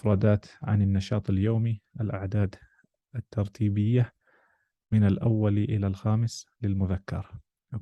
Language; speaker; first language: Arabic; non-native, fluent; English